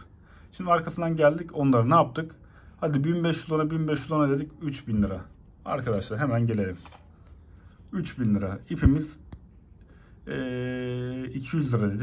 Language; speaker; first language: Turkish; native; Turkish